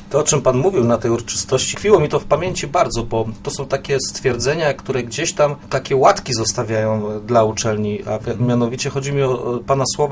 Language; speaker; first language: Polish; native; Polish